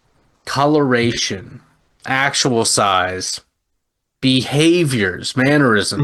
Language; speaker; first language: English; native; English